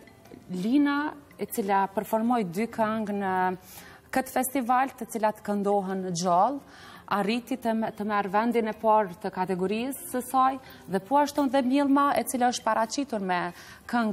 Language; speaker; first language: Albanian; native; Albanian